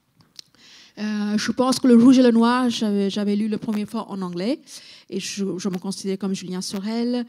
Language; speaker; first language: French; non-native, fluent; Bangla